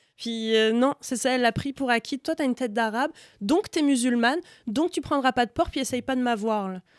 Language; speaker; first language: French; native; French